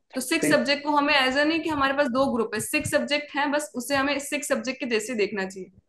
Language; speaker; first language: Hindi; native; Hindi